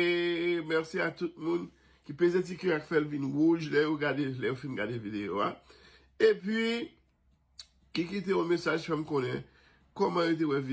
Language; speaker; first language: French; non-native, local second language; Haitian Creole